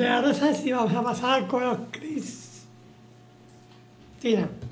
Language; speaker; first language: Spanish; native; Spanish